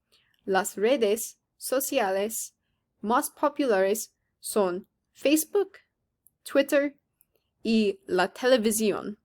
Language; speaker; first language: Spanish; non-native, learner; English